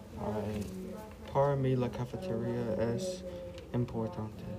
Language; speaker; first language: Spanish; non-native, learner; English